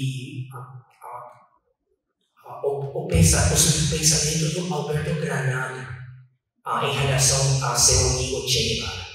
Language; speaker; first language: Portuguese; non-native, fluent; Chinese